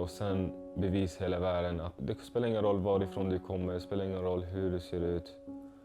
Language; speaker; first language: Swedish; non-native, fluent; Arabic